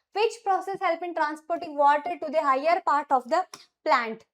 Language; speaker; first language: English; non-native, local second language; Kannada